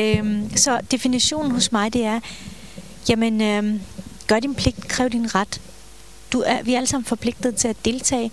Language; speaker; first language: Danish; early bilingual, other home language; Turkish